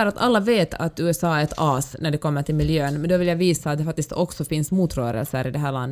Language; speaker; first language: Swedish; native; Swedish